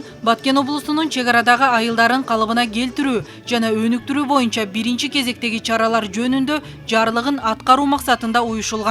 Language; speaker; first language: Kyrgyz; native; Kyrgyz